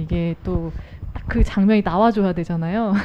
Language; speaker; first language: Korean; native; Korean